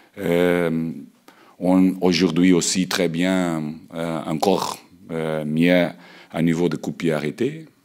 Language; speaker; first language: French; non-native, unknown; Portuguese